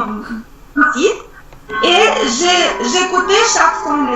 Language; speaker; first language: French; non-native, learner; Russian